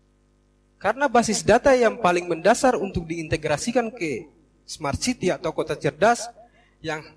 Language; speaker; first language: Indonesian; native; Indonesian